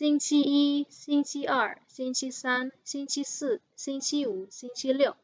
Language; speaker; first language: Chinese; non-native, fluent; Indonesian